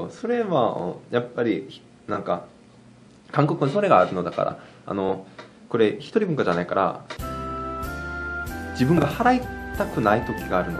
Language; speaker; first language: Japanese; non-native, fluent; Korean